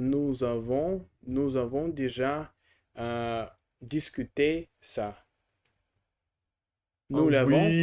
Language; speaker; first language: French; non-native, learner; Russian